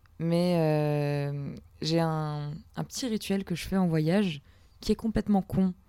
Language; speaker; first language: French; native; French